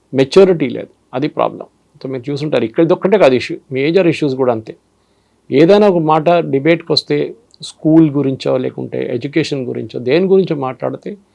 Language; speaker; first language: Telugu; non-native, fluent; Malayalam